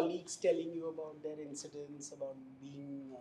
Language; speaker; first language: English; non-native, local second language; Hindi